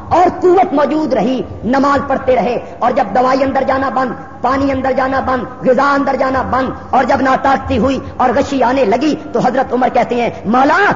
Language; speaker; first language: Urdu; non-native, local second language; Punjabi